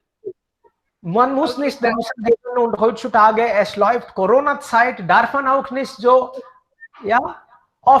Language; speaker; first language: German; non-native, fluent; Hindi